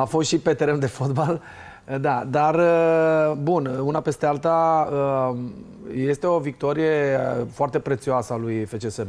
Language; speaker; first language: Romanian; native; Romanian